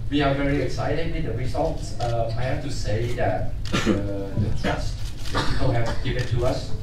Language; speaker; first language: English; non-native, fluent; Thai